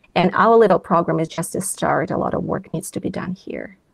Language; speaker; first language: English; non-native, fluent; Russian